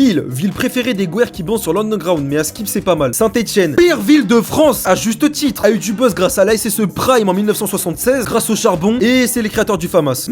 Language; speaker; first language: French; native; French